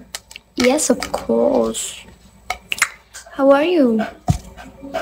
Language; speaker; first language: English; non-native, learner; Spanish